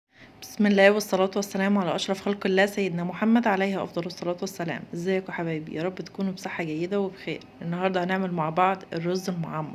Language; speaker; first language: Arabic; native; Arabic